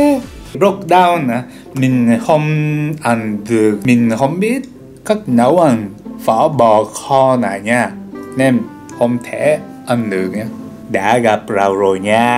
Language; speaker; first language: Vietnamese; non-native, learner; Japanese